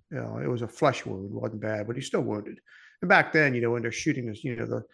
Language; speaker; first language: English; early bilingual, other home language; French